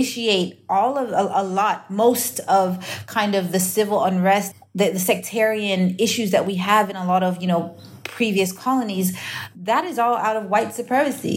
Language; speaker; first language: English; native; English